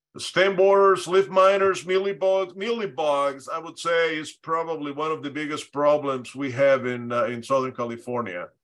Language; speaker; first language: English; non-native, fluent; Spanish